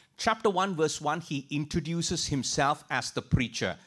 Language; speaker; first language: English; non-native, local second language; Tamil